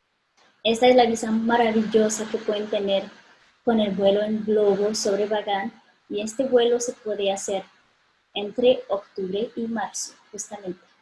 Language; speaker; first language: Spanish; non-native, fluent; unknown